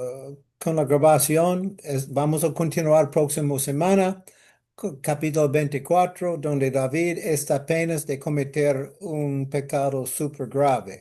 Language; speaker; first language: Spanish; non-native, fluent; English